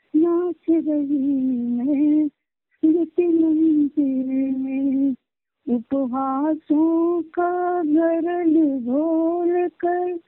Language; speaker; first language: Hindi; non-native, local second language; Marathi